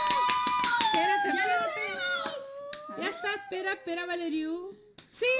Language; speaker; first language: Spanish; native; Spanish